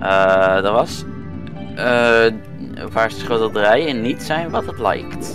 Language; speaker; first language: Dutch; native; Dutch